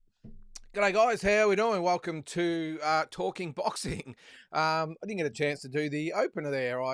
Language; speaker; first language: English; native; English